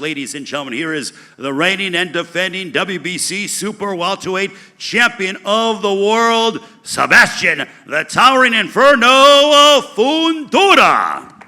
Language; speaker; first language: English; native; English